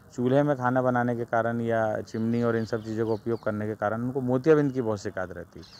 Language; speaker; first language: Hindi; native; Hindi